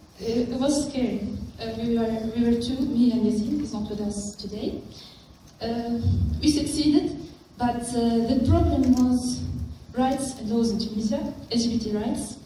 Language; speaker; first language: English; non-native, local second language; Arabic